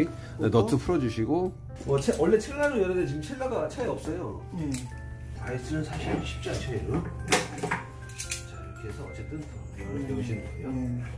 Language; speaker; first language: Korean; native; Korean